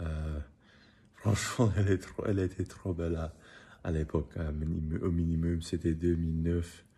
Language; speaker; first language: French; non-native, learner; English